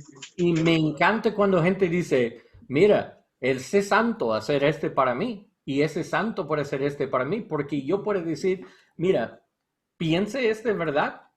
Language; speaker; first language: Spanish; non-native, learner; English